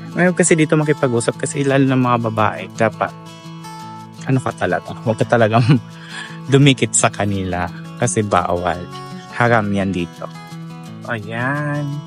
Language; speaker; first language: Filipino; non-native, local second language; Cebuano